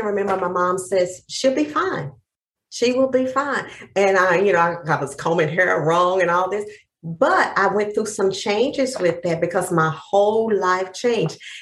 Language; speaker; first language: English; native; English